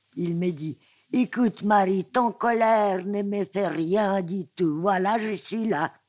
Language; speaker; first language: French; non-native, fluent; Russian